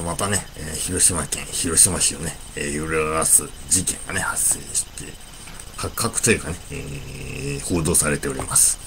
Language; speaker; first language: Japanese; native; Japanese